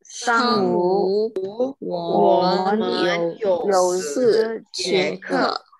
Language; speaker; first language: Chinese; non-native, learner; Indonesian